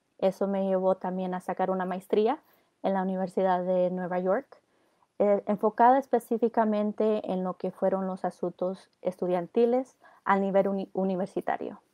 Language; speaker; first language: Spanish; early bilingual, heritage; Spanish